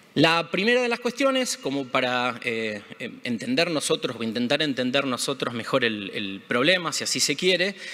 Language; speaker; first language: Spanish; native; Spanish